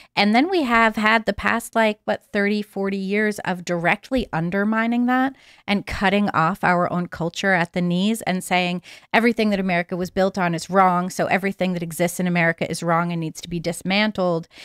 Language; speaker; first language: English; native; English